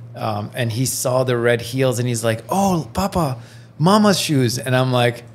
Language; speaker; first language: English; non-native, fluent; French